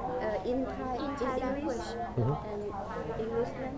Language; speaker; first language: English; non-native, learner; Thai